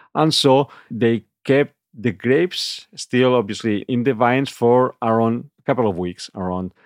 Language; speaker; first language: English; non-native, fluent; Catalan